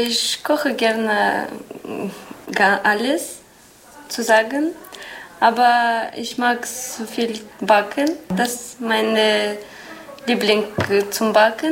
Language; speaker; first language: German; non-native, learner; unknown